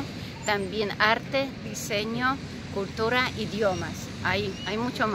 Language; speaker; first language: Spanish; non-native, fluent; Polish